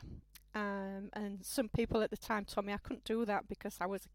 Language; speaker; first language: English; native; English